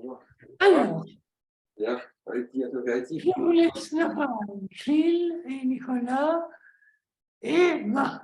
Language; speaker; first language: French; non-native, fluent; Greek